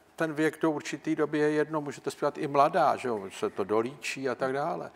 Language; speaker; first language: Czech; native; Czech